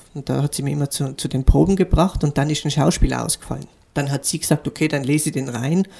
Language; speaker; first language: German; native; German